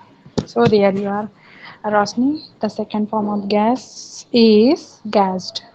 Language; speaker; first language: English; non-native, learner; Hindi